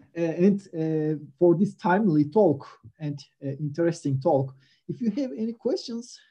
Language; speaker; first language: English; non-native, fluent; Turkish